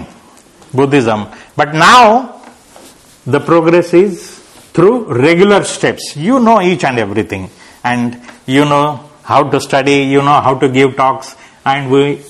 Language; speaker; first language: English; non-native, local second language; Marathi